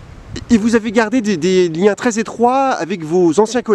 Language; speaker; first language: French; native; French